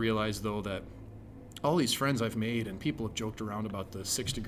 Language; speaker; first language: English; native; English